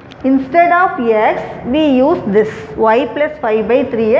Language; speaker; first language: English; non-native, local second language; Tamil